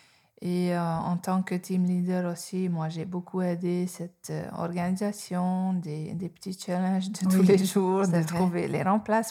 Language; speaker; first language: French; non-native, fluent; Hungarian